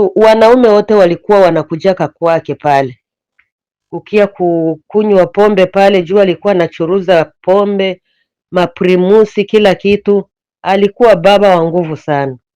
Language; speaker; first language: Swahili; native; Swahili